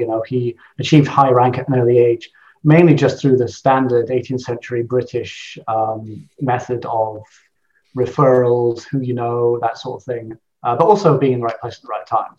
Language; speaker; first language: English; native; English